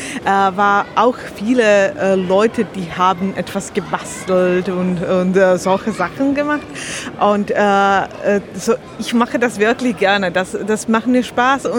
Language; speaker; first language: German; non-native, learner; Slovak